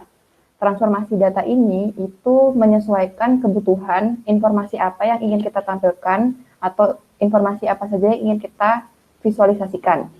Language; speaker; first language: Indonesian; native; Indonesian